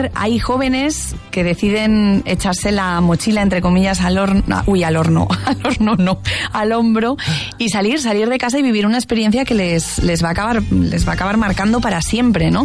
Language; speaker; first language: Spanish; native; Spanish